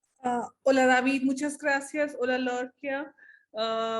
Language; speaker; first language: Spanish; non-native, fluent; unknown